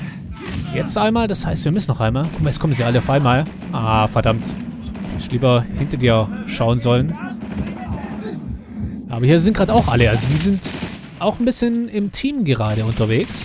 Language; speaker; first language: German; native; German